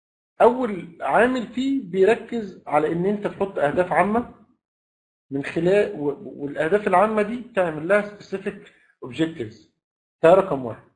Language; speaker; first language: Arabic; native; Arabic